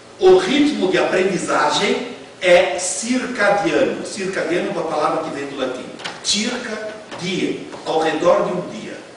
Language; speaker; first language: Portuguese; non-native, fluent; Italian